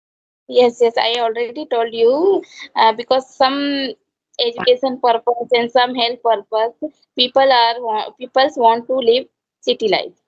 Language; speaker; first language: English; non-native, learner; Hindi